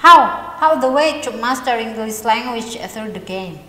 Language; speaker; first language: English; non-native, learner; Indonesian